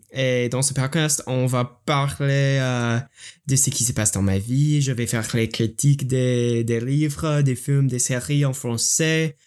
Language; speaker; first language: French; non-native, learner; English